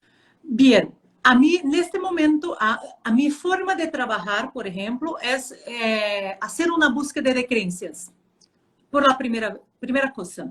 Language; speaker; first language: Spanish; non-native, fluent; Portuguese